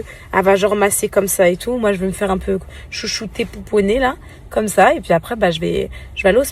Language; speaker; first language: French; native; French